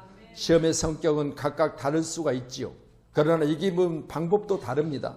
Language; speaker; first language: Korean; native; Korean